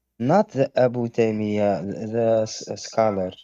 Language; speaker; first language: English; non-native, fluent; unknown